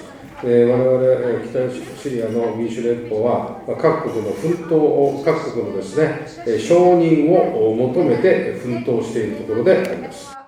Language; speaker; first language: Japanese; native; Japanese